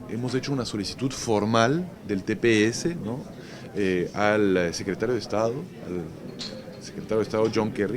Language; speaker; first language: Spanish; native; Spanish